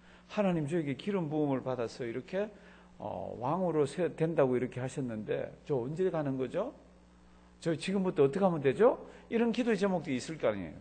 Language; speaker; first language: Korean; native; Korean